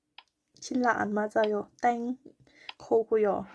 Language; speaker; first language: Korean; non-native, learner; Thai